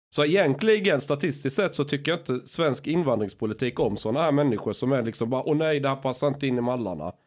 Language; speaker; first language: Swedish; native; Swedish